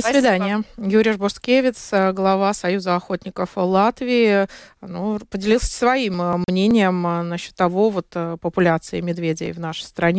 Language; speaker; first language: Russian; native; Russian